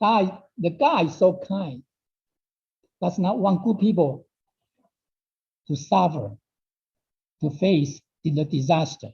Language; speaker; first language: English; non-native, fluent; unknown